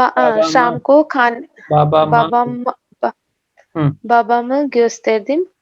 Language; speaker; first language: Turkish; non-native, learner; Urdu